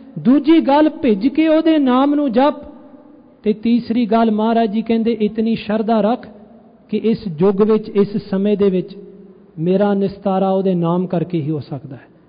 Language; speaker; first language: Punjabi; early bilingual, heritage; Punjabi